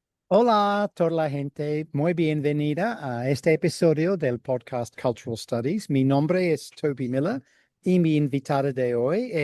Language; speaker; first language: Spanish; non-native, fluent; English